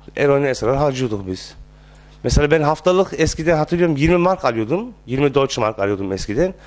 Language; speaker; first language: Turkish; early bilingual, heritage; Turkish